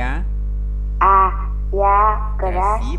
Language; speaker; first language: Russian; non-native, learner; Vietnamese